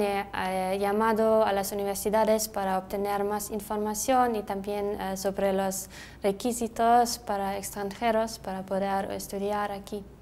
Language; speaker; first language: Spanish; non-native, fluent; German